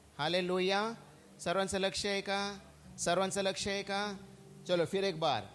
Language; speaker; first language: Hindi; non-native, local second language; Marathi